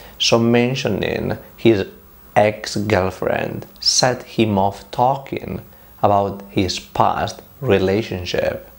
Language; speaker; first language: English; non-native, fluent; Spanish